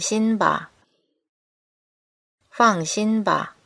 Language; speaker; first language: Chinese; non-native, fluent; Korean